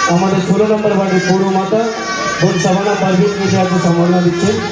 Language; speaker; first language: Bangla; native; Bangla